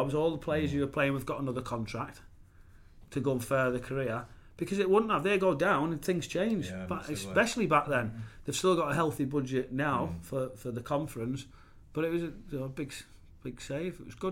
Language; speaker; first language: English; native; English